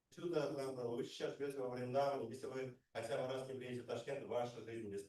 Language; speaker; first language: Russian; native; Russian